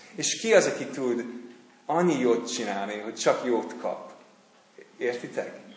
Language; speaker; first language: Hungarian; non-native, fluent; English